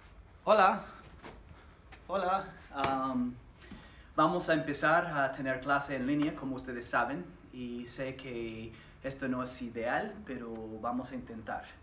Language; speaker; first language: Spanish; non-native, fluent; English